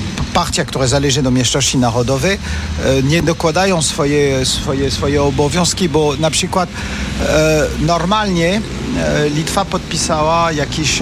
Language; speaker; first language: Polish; non-native, fluent; French